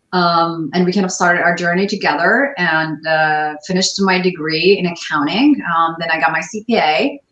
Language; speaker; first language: English; non-native, fluent; Arabic